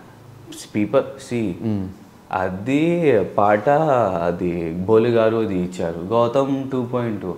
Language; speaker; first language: Telugu; non-native, learner; Hindi